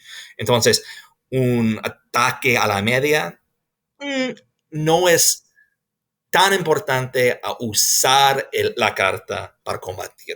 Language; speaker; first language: Spanish; non-native, fluent; English